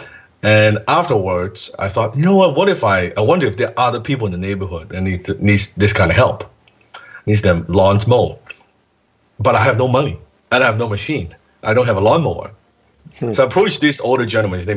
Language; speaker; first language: English; non-native, local second language; Cantonese